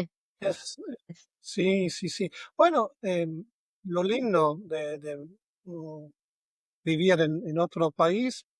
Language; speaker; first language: Spanish; non-native, fluent; German